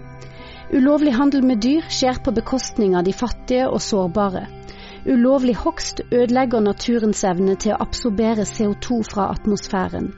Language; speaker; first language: Norwegian; native; Norwegian